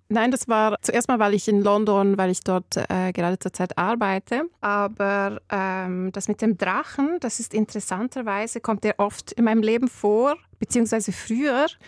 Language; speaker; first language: German; early bilingual, other home language; Albanian